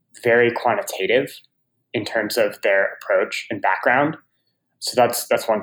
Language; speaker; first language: English; native; English